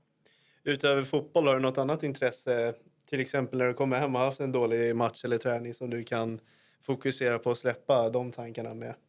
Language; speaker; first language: Swedish; native; Swedish